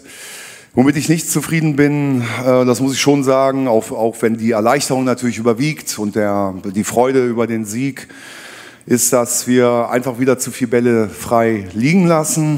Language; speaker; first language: German; native; German